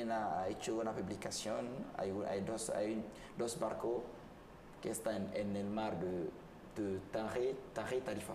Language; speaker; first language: Spanish; non-native, learner; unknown